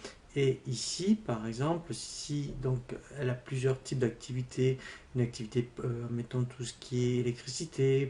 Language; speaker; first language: French; native; French